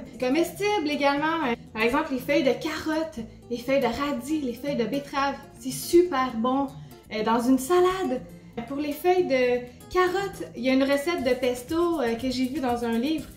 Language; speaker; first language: French; native; French